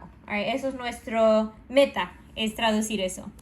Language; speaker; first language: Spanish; non-native, fluent; English